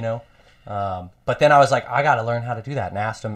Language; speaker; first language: English; native; English